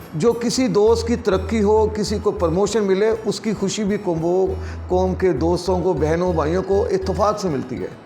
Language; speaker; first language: Hindi; non-native, local second language; Punjabi